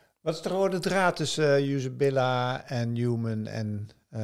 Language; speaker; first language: Dutch; native; Dutch